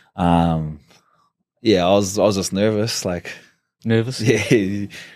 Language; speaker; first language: English; native; English